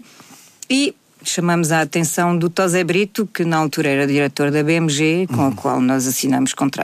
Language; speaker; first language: Portuguese; native; Portuguese